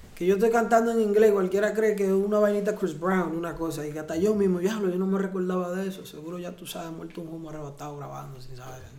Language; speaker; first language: Spanish; early bilingual, heritage; Spanish